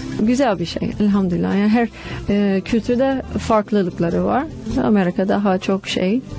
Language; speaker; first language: Turkish; non-native, fluent; English